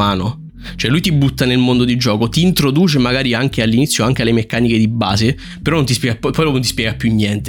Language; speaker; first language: Italian; native; Italian